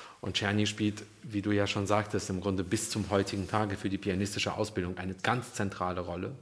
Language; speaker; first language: German; early bilingual, other home language; Russian